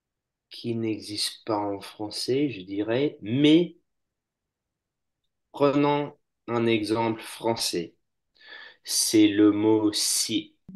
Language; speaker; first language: French; non-native, fluent; English